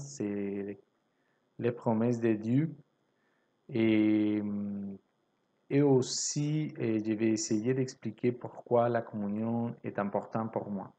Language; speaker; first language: French; non-native, fluent; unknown